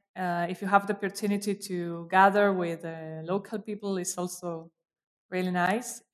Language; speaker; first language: English; non-native, fluent; Spanish